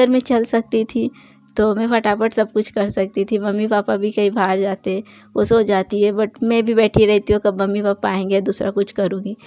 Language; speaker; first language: Hindi; non-native, local second language; Bangla